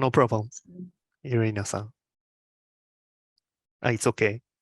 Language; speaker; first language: English; non-native, learner; Japanese